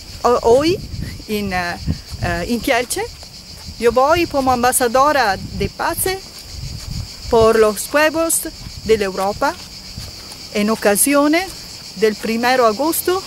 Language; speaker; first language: Spanish; non-native, learner; Italian